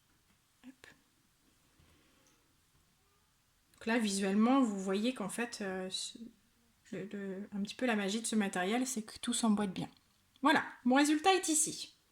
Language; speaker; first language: French; native; French